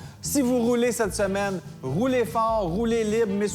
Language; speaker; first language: French; native; French